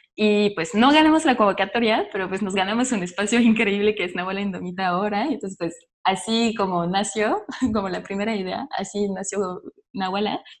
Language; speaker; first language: Spanish; non-native, fluent; French